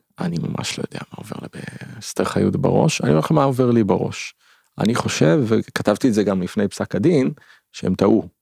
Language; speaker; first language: Hebrew; native; Hebrew